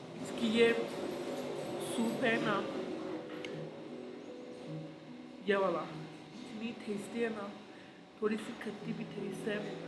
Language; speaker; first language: Hindi; non-native, fluent; Turkish